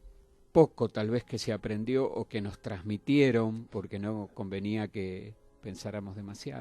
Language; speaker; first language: Spanish; native; Spanish